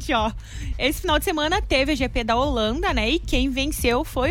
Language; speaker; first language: Portuguese; native; Portuguese